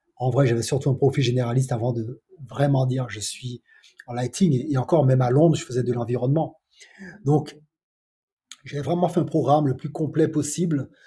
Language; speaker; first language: French; native; French